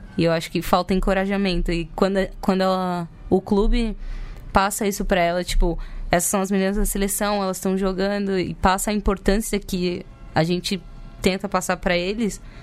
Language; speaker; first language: Portuguese; native; Portuguese